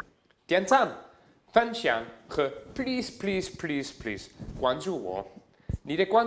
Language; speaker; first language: Chinese; non-native, learner; English